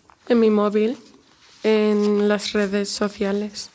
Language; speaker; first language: Spanish; native; Spanish